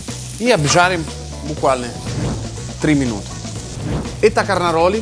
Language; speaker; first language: Russian; non-native, fluent; Italian